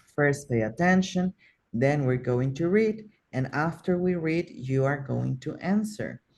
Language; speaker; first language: English; non-native, fluent; Spanish